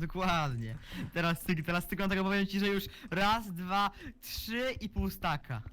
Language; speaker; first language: Polish; native; Polish